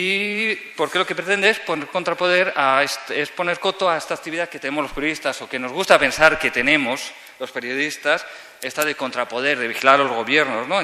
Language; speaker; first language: Spanish; native; Spanish